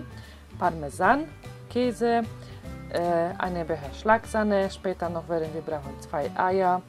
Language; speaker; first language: German; non-native, fluent; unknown